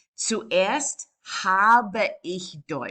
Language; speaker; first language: German; non-native, fluent; English